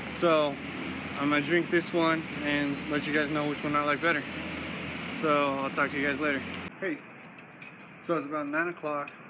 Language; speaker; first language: English; native; English